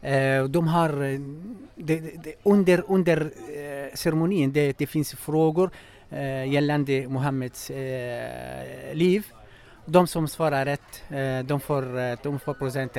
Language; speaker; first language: Swedish; non-native, fluent; Arabic